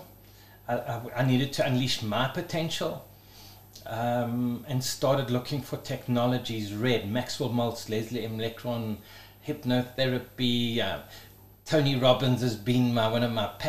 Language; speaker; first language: English; native; English